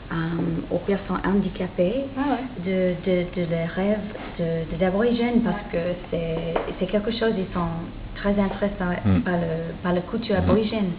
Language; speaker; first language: French; non-native, fluent; English